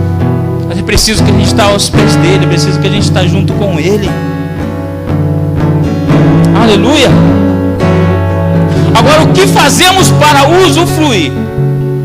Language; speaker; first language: Portuguese; native; Portuguese